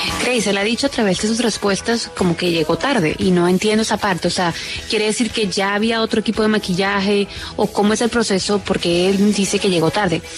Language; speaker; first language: Spanish; native; Spanish